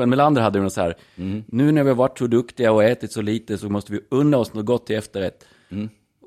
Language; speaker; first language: Swedish; native; Swedish